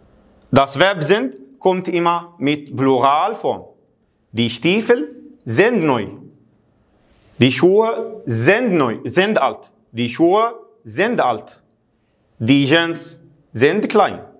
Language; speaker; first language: German; non-native, fluent; Arabic